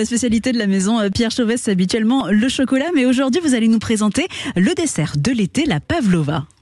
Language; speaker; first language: French; native; French